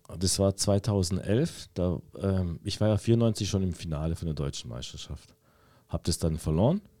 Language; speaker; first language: German; early bilingual, other home language; Hungarian